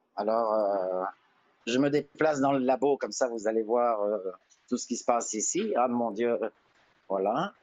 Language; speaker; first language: French; native; French